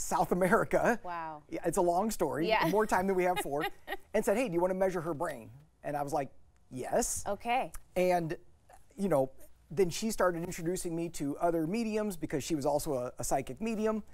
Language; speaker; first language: English; native; English